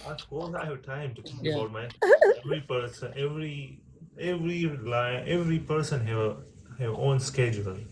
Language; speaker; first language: English; non-native, learner; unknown